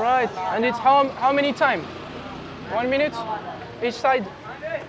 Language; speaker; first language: English; non-native, learner; French